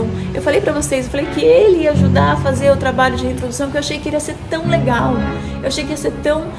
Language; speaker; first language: Portuguese; native; Portuguese